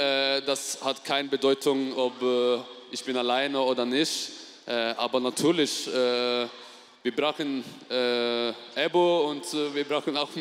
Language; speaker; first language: German; non-native, fluent; Norwegian